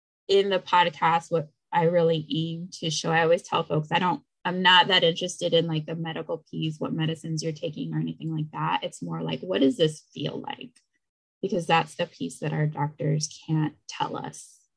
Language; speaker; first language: English; early bilingual, other home language; Spanish